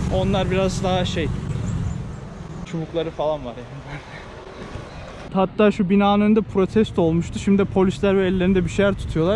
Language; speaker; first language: Turkish; native; Turkish